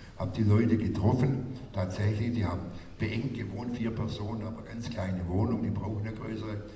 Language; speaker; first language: German; native; German